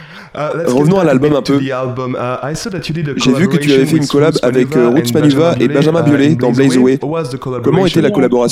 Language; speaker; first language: French; native; French